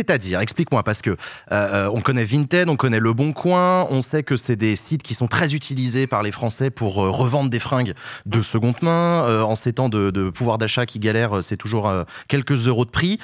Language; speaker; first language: French; native; French